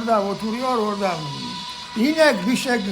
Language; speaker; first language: Turkish; non-native, learner; Georgian